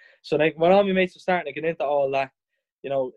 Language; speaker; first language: English; native; English